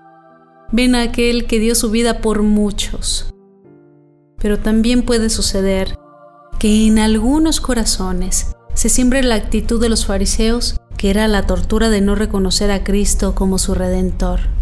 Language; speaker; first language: Spanish; native; Spanish